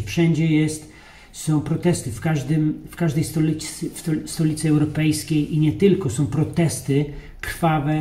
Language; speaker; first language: Polish; native; Polish